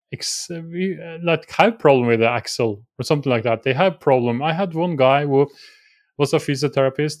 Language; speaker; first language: English; non-native, fluent; Norwegian